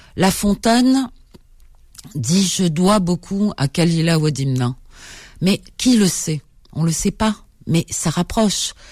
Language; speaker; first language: French; native; French